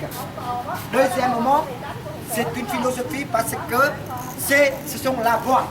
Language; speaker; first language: French; non-native, fluent; Vietnamese